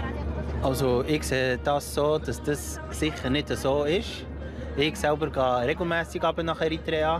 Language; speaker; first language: German; early bilingual, other home language; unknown